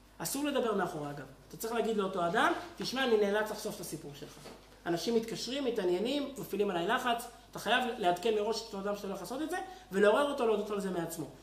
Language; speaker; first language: Hebrew; native; Hebrew